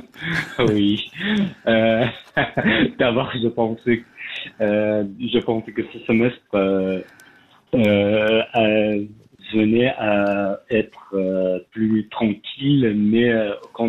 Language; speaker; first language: French; non-native, fluent; Persian